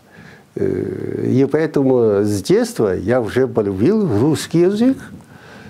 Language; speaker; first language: Russian; non-native, fluent; Chinese